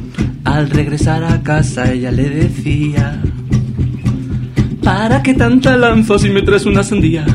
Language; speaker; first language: Spanish; native; Spanish